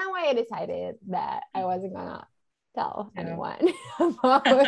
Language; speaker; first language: English; non-native, fluent; Italian